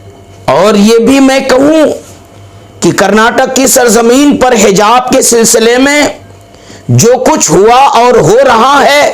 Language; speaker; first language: Urdu; native; Urdu